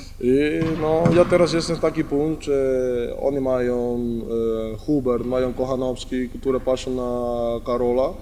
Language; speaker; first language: Polish; non-native, learner; Spanish